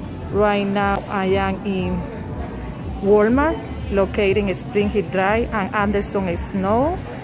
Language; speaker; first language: English; non-native, learner; Spanish